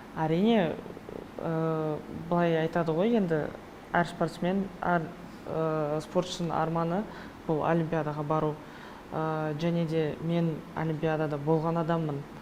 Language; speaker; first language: Kazakh; non-native, local second language; Russian